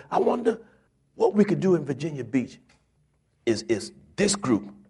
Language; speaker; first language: English; native; English